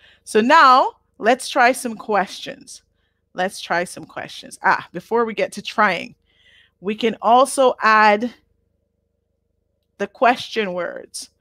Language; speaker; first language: English; native; English